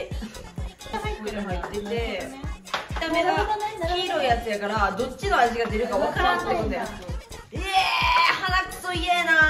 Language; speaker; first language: Japanese; native; Japanese